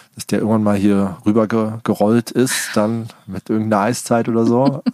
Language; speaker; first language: German; native; German